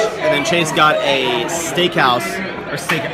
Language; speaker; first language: English; native; English